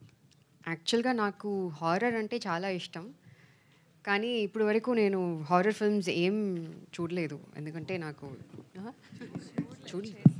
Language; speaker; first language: Telugu; non-native, learner; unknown